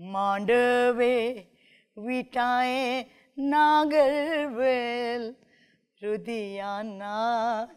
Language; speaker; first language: Gujarati; non-native, local second language; Marathi